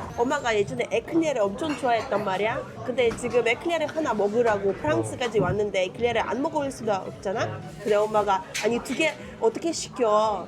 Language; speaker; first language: Korean; non-native, fluent; Russian